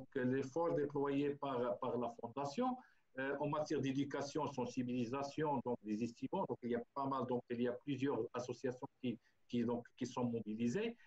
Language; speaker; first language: French; non-native, local second language; Arabic